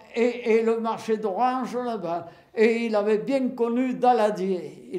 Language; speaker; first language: French; native; French